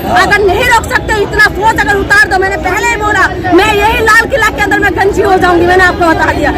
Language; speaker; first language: Hindi; non-native, local second language; Manipuri